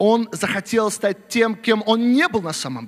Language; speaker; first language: Russian; native; Russian